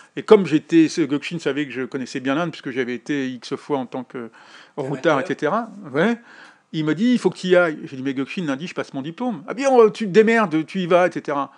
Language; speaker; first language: French; native; French